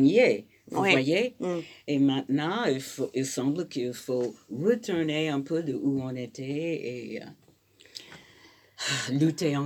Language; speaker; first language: French; non-native, fluent; English